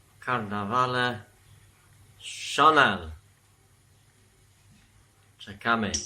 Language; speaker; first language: Polish; non-native, fluent; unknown